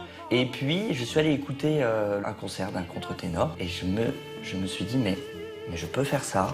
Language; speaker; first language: French; native; French